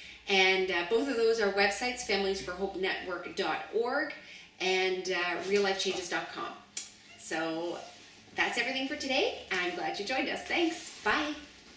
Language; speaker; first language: English; native; English